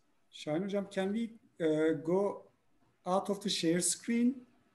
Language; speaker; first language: English; non-native, fluent; Turkish